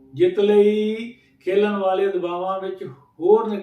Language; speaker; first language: Hindi; non-native, local second language; Punjabi